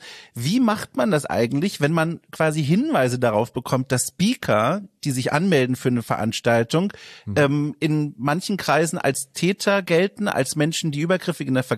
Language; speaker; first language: German; native; German